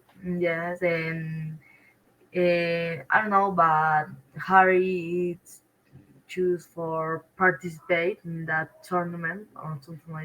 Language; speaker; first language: English; non-native, learner; Spanish